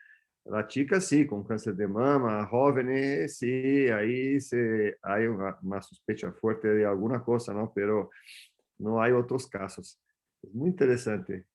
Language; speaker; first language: Spanish; non-native, fluent; Portuguese